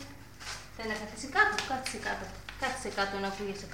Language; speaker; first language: Greek; native; Greek